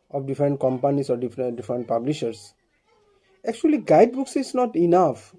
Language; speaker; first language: English; non-native, local second language; Assamese